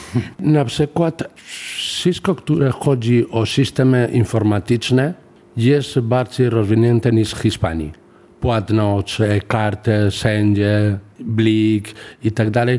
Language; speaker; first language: Polish; non-native, fluent; Spanish